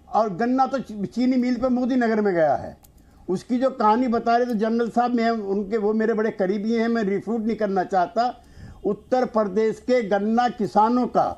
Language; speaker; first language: Hindi; native; Hindi